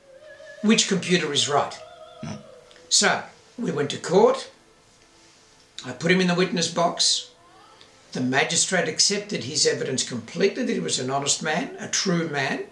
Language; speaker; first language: English; native; English